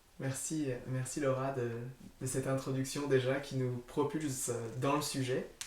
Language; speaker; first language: French; native; French